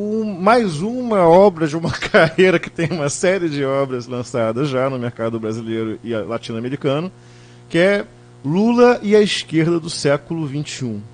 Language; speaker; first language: Portuguese; native; Portuguese